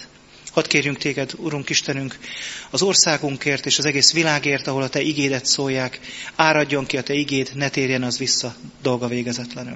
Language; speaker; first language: Hungarian; native; Hungarian